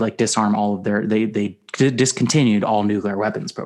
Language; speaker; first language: English; native; English